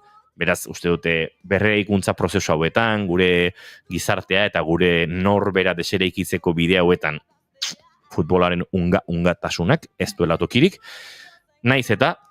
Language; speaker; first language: Basque; native; Basque